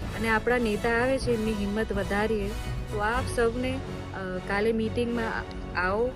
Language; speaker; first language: Gujarati; native; Gujarati